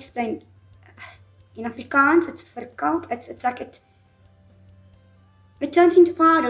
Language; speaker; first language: English; native; English